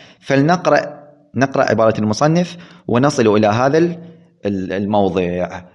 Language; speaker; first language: Arabic; non-native, fluent; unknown